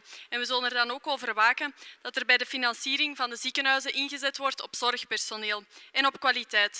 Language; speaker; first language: Dutch; native; Dutch